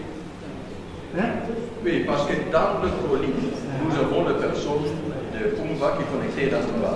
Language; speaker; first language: French; non-native, learner; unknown